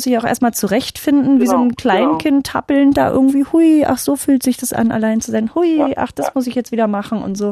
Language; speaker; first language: German; native; German